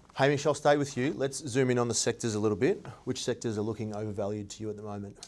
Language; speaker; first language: English; native; English